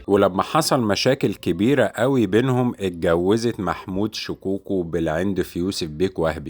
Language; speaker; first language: Arabic; native; Arabic